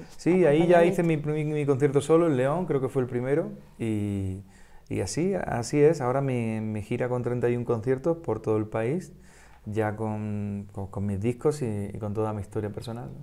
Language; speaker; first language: Spanish; native; Spanish